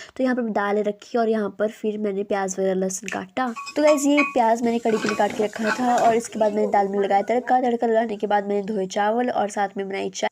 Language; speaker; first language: Hindi; native; Hindi